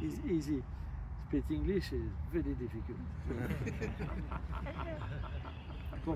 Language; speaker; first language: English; non-native, learner; French